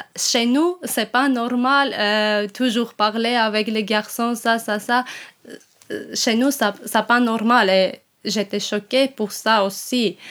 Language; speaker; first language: French; non-native, learner; Armenian